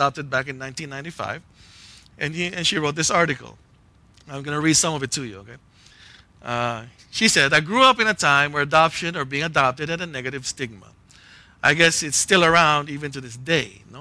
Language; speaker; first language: English; non-native, local second language; Filipino